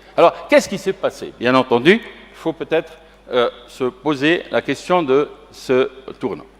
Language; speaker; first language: French; non-native, local second language; Arabic